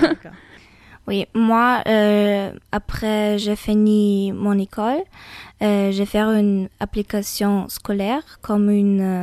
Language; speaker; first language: French; non-native, learner; German